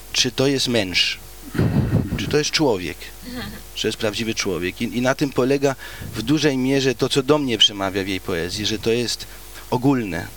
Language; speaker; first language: Polish; early bilingual, heritage; Polish